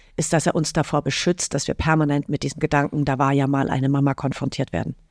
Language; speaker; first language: German; native; German